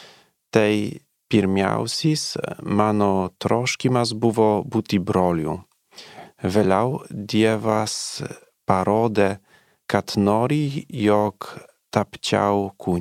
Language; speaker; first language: Lithuanian; non-native, learner; Polish